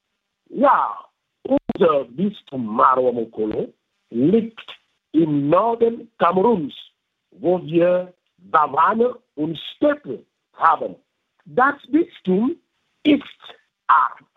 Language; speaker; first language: German; non-native, fluent; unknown